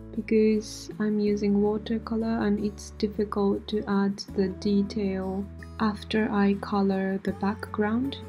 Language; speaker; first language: English; non-native, fluent; Japanese